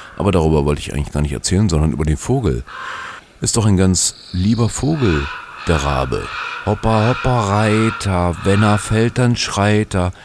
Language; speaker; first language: German; native; German